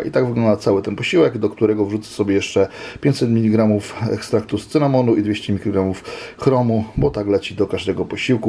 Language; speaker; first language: Polish; native; Polish